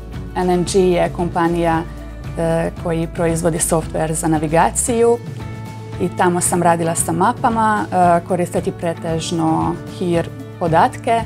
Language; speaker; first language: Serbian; non-native, local second language; Hungarian